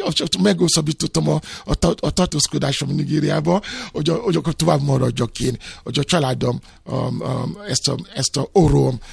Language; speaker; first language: Hungarian; non-native, learner; Yoruba